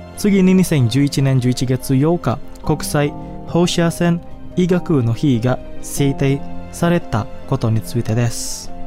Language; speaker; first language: Japanese; non-native, fluent; Indonesian